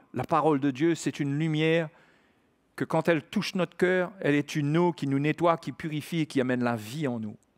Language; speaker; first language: French; native; French